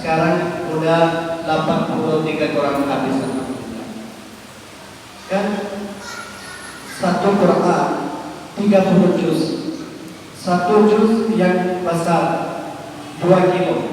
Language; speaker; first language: Indonesian; non-native, learner; Urdu